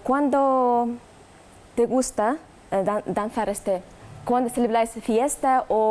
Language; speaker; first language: Spanish; non-native, learner; Russian